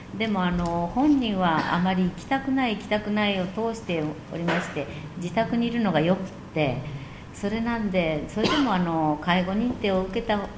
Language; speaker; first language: Japanese; native; Japanese